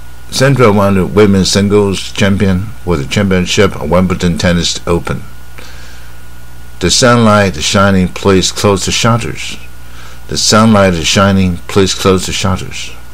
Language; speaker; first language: English; non-native, fluent; Chinese